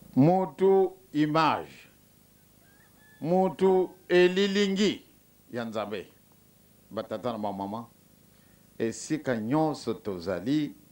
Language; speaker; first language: Lingala; non-native, local second language; Kongo